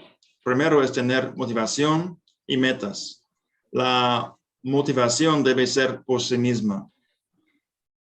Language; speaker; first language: Spanish; non-native, fluent; English